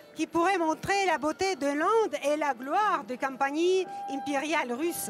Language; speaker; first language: French; non-native, fluent; Russian